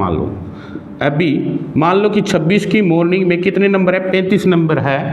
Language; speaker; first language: Hindi; native; Hindi